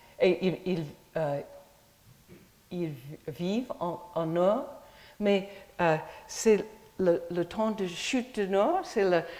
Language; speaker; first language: French; non-native, fluent; English